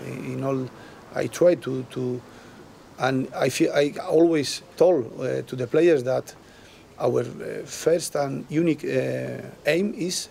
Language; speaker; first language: English; non-native, learner; Spanish